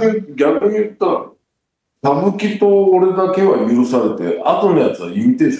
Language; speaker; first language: Japanese; native; Japanese